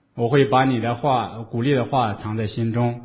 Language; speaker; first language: Chinese; native; Chinese